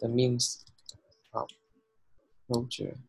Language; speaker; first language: English; non-native, learner; Vietnamese